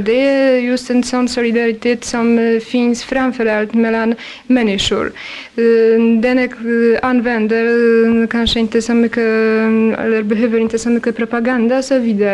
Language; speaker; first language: Swedish; non-native, fluent; Polish